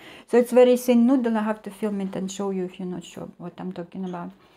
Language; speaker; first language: English; non-native, fluent; Russian